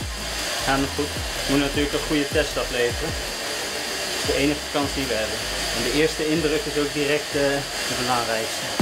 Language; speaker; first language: Dutch; native; Dutch